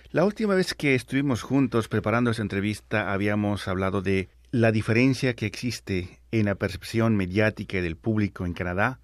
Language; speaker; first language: Spanish; native; Spanish